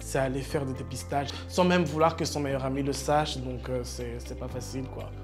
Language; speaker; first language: French; non-native, local second language; Rundi